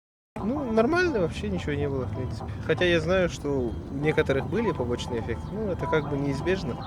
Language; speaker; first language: Russian; native; Russian